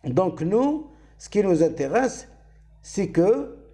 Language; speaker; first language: French; non-native, local second language; Arabic